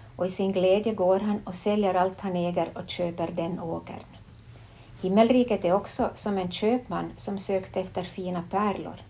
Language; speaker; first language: Swedish; native; Swedish